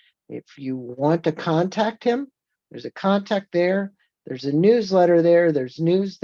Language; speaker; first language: English; native; English